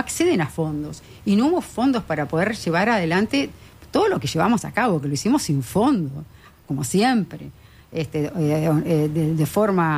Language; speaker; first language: Spanish; native; Spanish